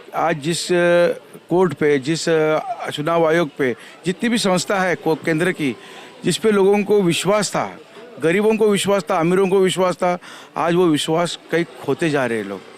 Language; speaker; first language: Hindi; non-native, local second language; Marathi